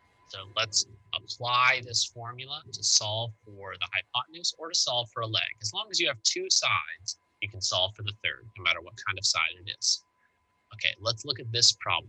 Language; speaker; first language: English; native; English